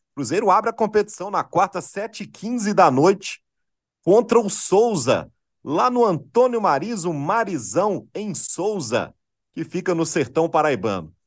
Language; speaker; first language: Portuguese; native; Portuguese